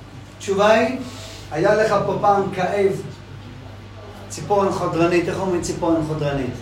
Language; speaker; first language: Hebrew; non-native, fluent; English